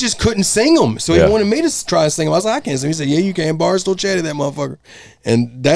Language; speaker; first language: English; native; English